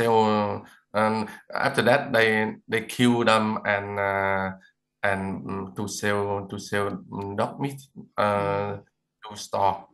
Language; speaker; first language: English; non-native, learner; Vietnamese